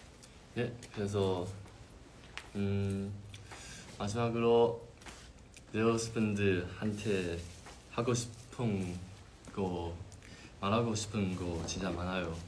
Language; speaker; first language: Korean; non-native, fluent; Chinese